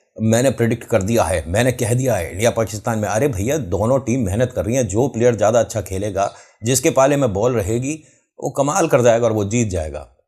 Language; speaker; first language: Hindi; native; Hindi